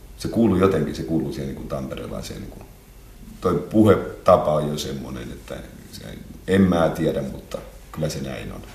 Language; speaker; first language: Finnish; native; Finnish